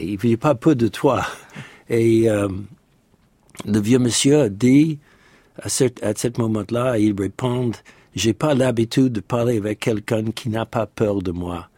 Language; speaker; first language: French; non-native, fluent; English